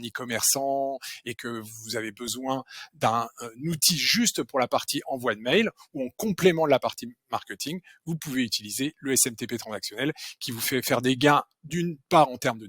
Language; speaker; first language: French; native; French